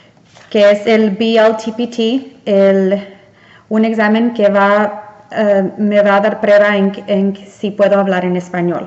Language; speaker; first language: Spanish; early bilingual, heritage; Spanish